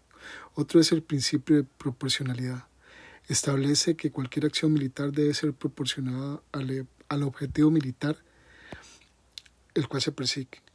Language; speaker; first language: Spanish; native; Spanish